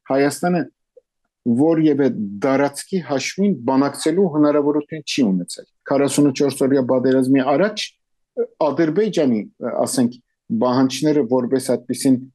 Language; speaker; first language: Armenian; early bilingual, heritage; Armenian